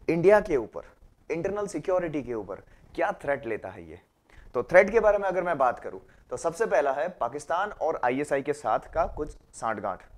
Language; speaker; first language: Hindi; non-native, local second language; Gujarati